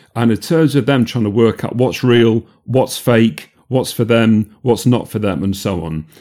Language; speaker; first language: English; native; English